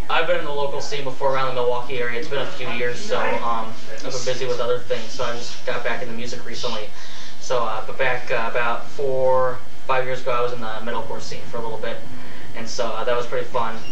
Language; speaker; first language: English; native; English